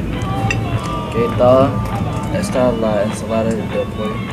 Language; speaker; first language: Spanish; non-native, learner; English